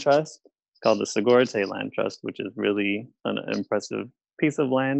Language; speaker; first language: English; native; English